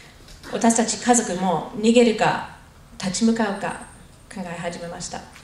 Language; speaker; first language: Japanese; non-native, fluent; English